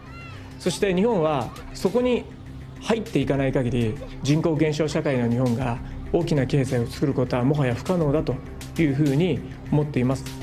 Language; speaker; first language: Japanese; native; Japanese